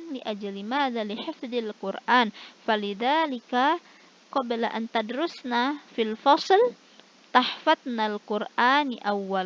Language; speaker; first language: Arabic; non-native, fluent; Indonesian